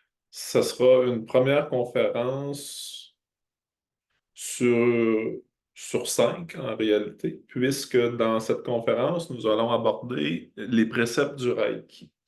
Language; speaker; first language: French; native; French